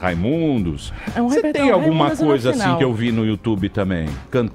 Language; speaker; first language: Portuguese; native; Portuguese